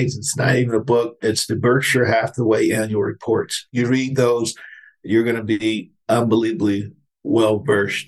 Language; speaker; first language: English; native; English